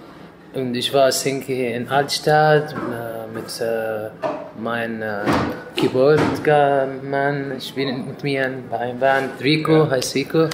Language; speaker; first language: German; non-native, learner; Arabic